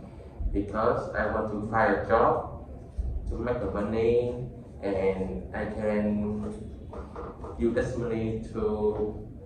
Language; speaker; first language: English; non-native, learner; Vietnamese